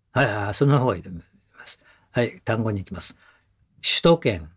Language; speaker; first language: Japanese; native; Japanese